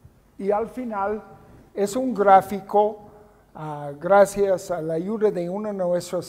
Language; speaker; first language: Spanish; non-native, fluent; English